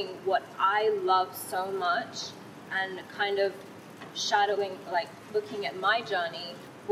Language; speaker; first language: English; non-native, fluent; Thai